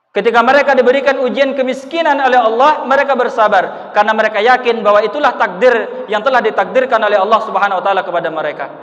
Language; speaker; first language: Malay; native; Malay